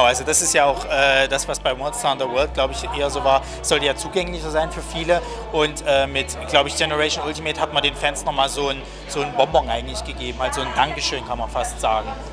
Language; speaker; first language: German; native; German